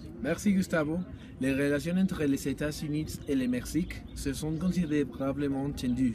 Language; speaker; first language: French; non-native, learner; Spanish